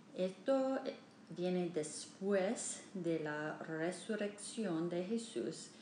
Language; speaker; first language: Spanish; non-native, learner; English